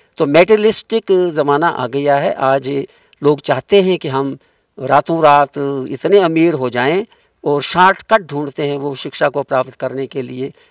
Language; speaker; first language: Hindi; non-native, local second language; Kashmiri